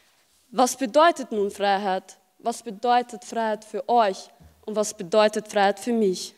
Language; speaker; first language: German; early bilingual, other home language; Albanian